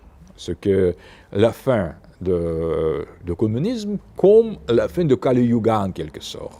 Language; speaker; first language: French; non-native, fluent; Russian